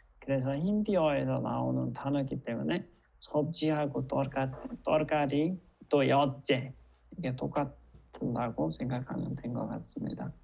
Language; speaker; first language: Korean; non-native, fluent; Nepali